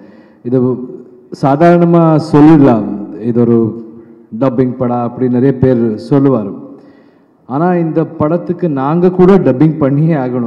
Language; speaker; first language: Tamil; non-native, learner; Kannada